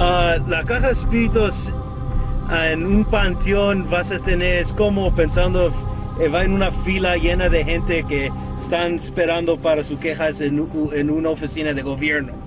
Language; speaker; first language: Spanish; early bilingual, heritage; Spanish